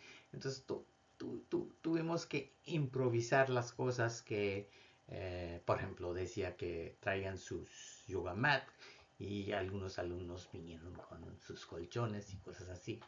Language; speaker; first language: Spanish; non-native, fluent; Bangla